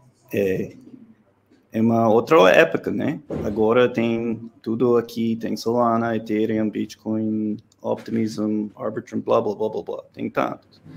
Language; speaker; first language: Portuguese; non-native, learner; English